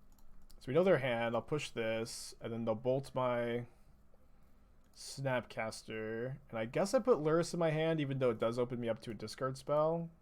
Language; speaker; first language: English; native; English